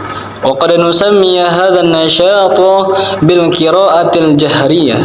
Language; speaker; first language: Arabic; non-native, learner; Indonesian